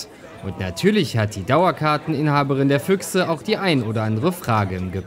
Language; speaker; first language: German; native; German